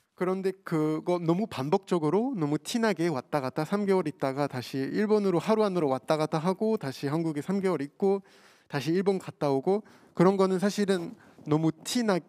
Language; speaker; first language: Korean; non-native, fluent; French